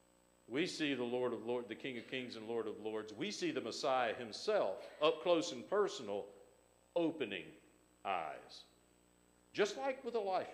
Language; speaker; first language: English; native; English